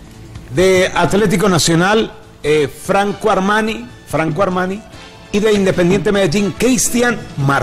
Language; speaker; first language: Spanish; native; Spanish